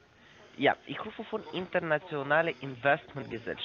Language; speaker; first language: German; non-native, learner; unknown